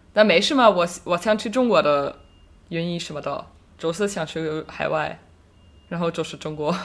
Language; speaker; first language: Chinese; non-native, fluent; German